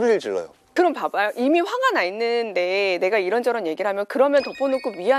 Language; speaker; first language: Korean; native; Korean